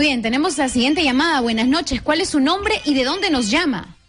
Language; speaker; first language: Spanish; native; Spanish